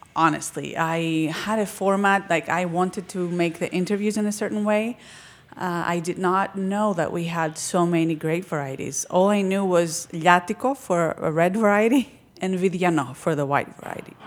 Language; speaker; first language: English; non-native, fluent; Greek